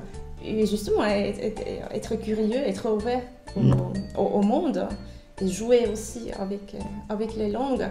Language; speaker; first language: French; non-native, fluent; Finnish